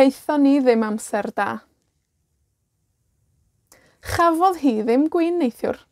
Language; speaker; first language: Welsh; non-native, fluent; Spanish